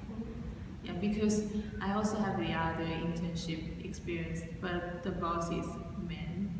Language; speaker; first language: English; non-native, learner; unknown